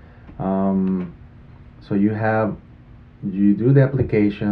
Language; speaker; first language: English; non-native, fluent; Spanish